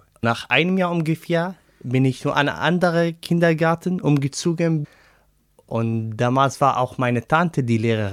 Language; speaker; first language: German; non-native, learner; Arabic